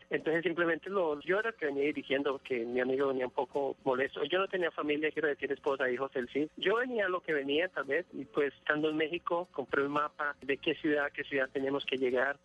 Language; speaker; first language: Spanish; native; Spanish